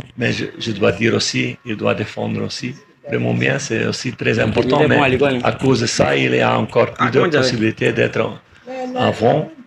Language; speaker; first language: French; non-native, fluent; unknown